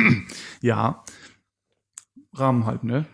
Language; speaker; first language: German; native; German